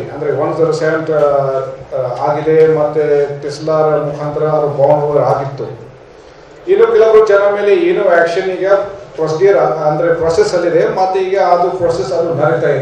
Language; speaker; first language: Kannada; non-native, fluent; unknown